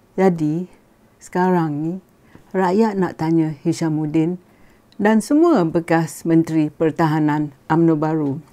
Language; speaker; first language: Malay; native; Malay